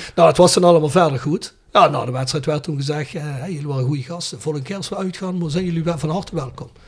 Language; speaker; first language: Dutch; native; Dutch